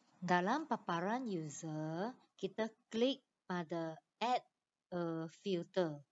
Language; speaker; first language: Malay; non-native, local second language; Chinese